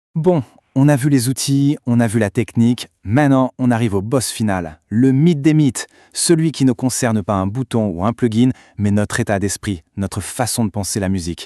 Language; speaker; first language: French; native; French